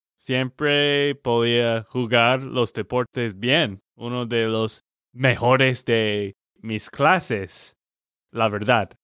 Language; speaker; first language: Spanish; non-native, fluent; English